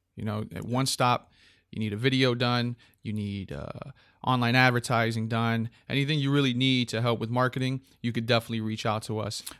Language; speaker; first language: English; native; English